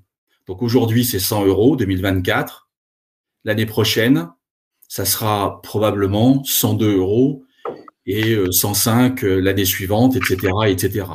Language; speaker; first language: French; native; French